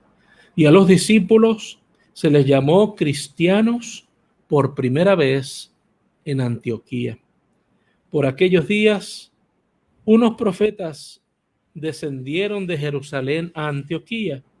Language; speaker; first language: Spanish; native; Spanish